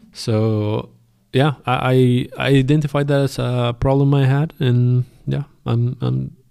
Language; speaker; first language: English; non-native, fluent; Spanish